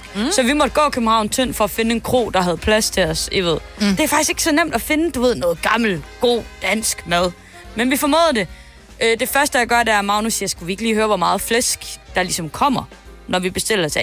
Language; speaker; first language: Danish; native; Danish